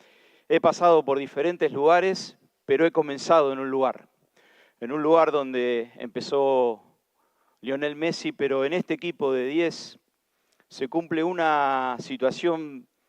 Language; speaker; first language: Spanish; native; Spanish